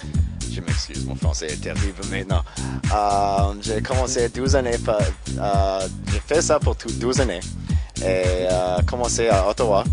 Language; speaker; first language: French; non-native, learner; English